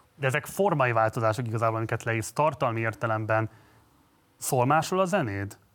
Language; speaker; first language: Hungarian; native; Hungarian